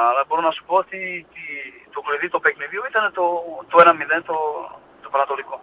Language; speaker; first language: Greek; non-native, fluent; Portuguese